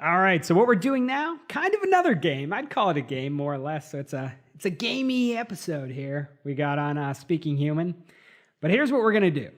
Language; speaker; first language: English; native; English